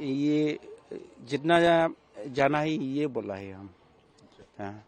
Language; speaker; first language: Hindi; non-native, local second language; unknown